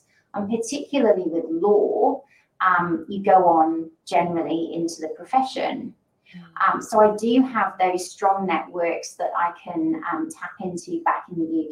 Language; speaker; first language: English; native; English